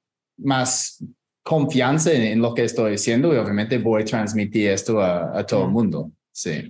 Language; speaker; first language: Spanish; non-native, fluent; English